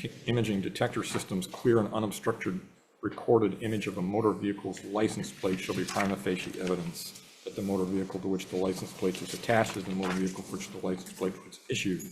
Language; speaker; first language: English; native; English